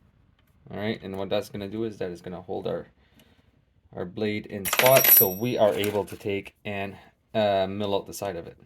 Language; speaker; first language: English; native; English